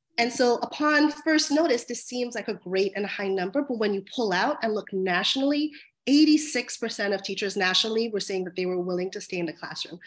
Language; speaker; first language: English; native; English